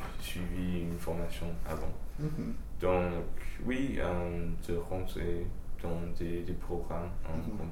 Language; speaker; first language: French; early bilingual, heritage; French